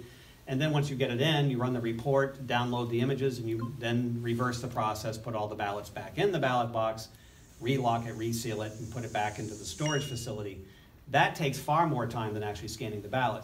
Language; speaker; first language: English; native; English